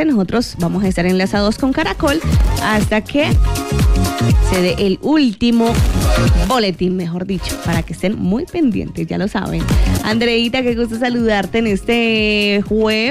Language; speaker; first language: Spanish; native; Spanish